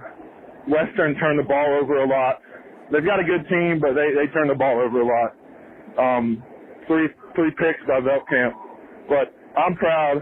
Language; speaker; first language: English; native; English